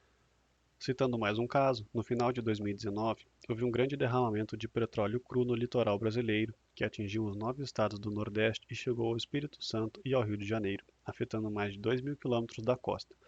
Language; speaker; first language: Portuguese; native; Portuguese